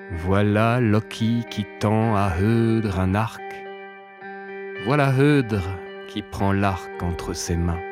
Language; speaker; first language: French; native; French